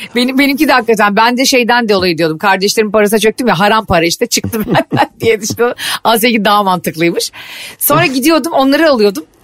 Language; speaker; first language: Turkish; native; Turkish